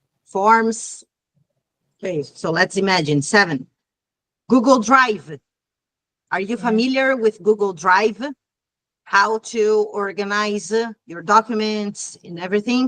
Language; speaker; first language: English; non-native, fluent; Portuguese